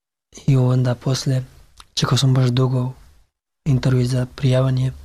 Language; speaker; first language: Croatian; non-native, learner; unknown